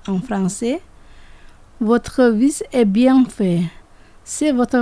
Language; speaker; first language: French; non-native, fluent; Indonesian